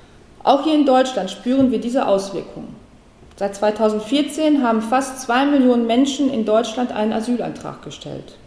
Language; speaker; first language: German; native; German